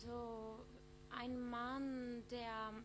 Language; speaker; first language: German; non-native, learner; Greek